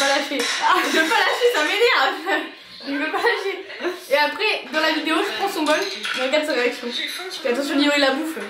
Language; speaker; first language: French; native; French